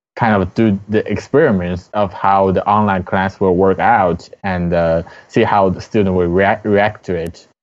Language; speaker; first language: English; non-native, fluent; Chinese